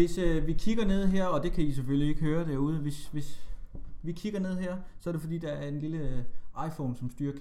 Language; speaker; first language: Danish; native; Danish